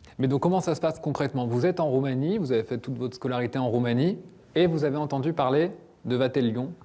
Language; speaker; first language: French; native; French